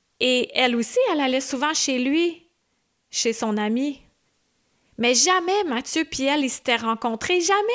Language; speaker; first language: French; native; French